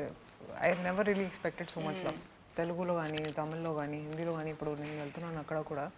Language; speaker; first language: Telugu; non-native, local second language; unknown